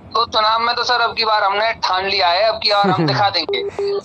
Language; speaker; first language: Hindi; native; Hindi